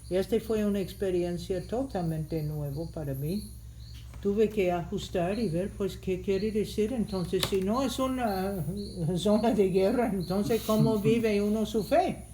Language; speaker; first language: Spanish; non-native, fluent; English